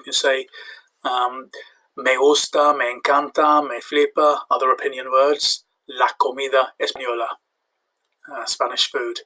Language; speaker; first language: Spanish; non-native, fluent; English